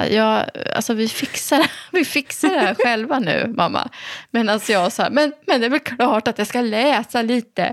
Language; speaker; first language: Swedish; native; Swedish